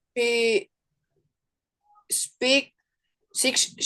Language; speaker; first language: English; non-native, learner; Spanish